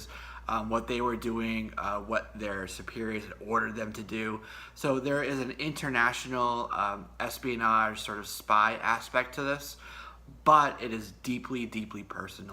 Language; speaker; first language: English; native; English